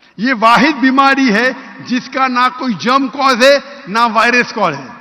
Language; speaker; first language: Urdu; non-native, local second language; Konkani